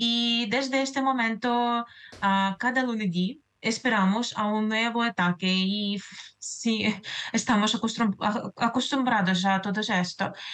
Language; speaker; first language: Spanish; non-native, fluent; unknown